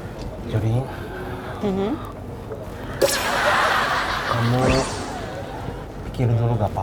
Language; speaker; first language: Indonesian; non-native, learner; Japanese